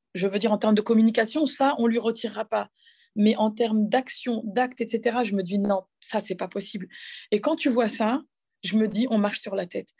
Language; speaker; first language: French; native; French